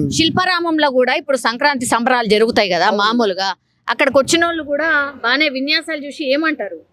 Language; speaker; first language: Telugu; native; Telugu